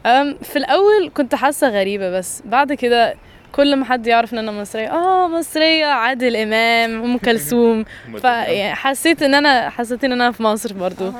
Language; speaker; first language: Arabic; early bilingual, heritage; Arabic